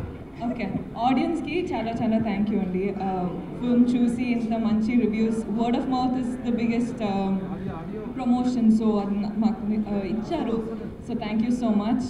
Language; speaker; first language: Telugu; non-native, fluent; Kannada